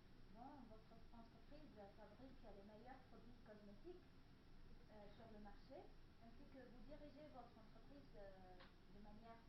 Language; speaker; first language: French; non-native, learner; Arabic